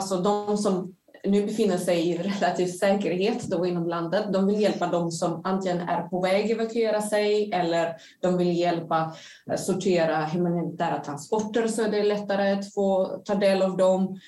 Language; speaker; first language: Swedish; non-native, fluent; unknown